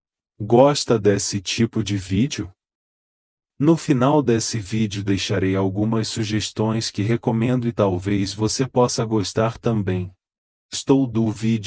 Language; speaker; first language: Portuguese; native; Portuguese